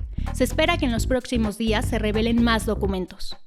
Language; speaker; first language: Spanish; native; Spanish